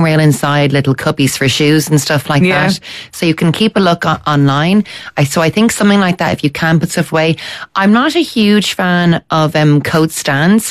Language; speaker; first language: English; native; English